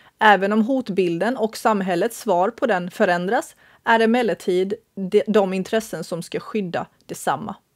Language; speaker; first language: Swedish; early bilingual, other home language; Bosnian